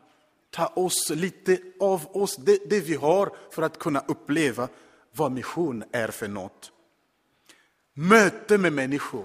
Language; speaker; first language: Swedish; non-native, fluent; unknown